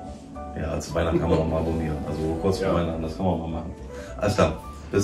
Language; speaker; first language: German; native; German